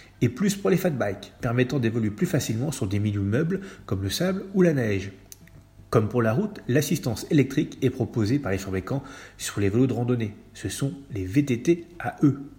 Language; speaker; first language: French; native; French